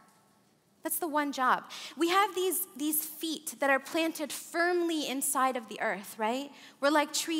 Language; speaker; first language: English; early bilingual, other home language; Arabic